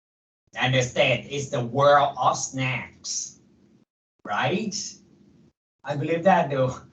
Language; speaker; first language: English; non-native, fluent; Thai